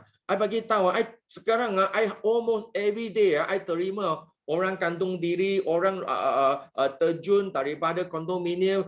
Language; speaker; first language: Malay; non-native, local second language; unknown